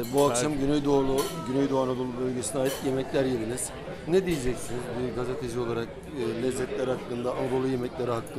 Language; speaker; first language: Turkish; native; Turkish